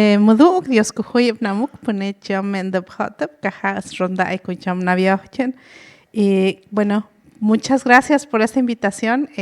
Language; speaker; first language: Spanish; non-native, local second language; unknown